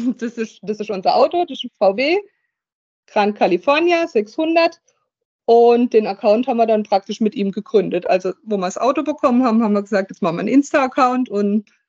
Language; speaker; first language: German; native; German